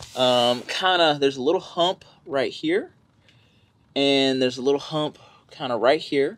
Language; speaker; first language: English; native; English